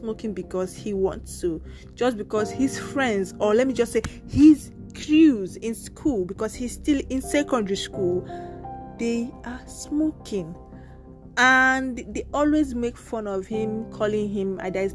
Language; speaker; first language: English; non-native, local second language; Nigerian Pidgin